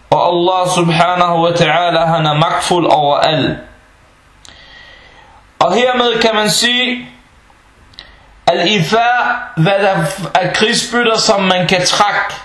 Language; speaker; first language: Danish; non-native, fluent; Arabic